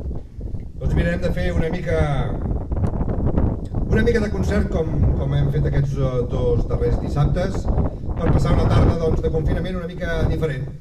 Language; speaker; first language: Catalan; native; Catalan